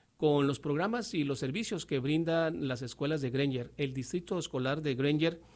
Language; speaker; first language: Spanish; native; Spanish